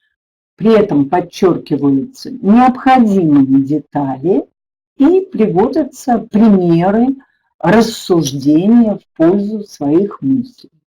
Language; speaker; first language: Russian; native; Russian